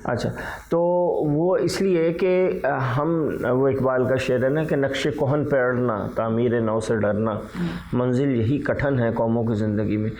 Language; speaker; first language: Urdu; early bilingual, heritage; Urdu